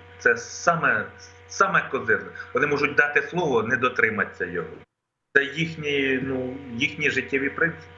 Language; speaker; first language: Ukrainian; non-native, local second language; Russian